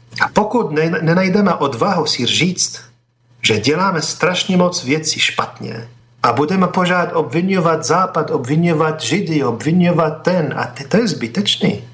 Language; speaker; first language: Czech; non-native, fluent; Arabic